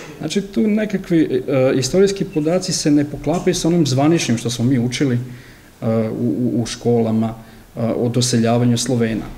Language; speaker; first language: Serbian; early bilingual, heritage; Serbian